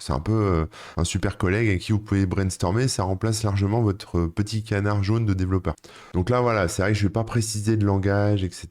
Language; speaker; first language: French; native; French